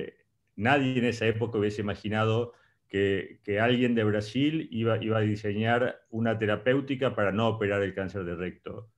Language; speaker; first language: Spanish; native; Spanish